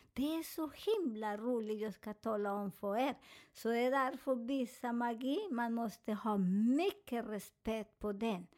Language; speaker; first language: Swedish; non-native, fluent; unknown